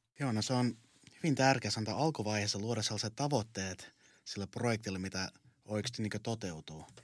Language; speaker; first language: Finnish; early bilingual, heritage; Finnish